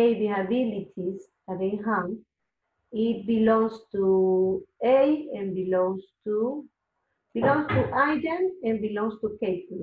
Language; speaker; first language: English; non-native, learner; Spanish